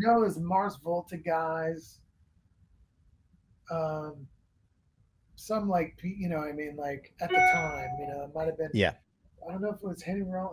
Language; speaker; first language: English; native; English